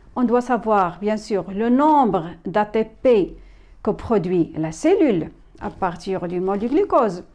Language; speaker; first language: French; non-native, local second language; Arabic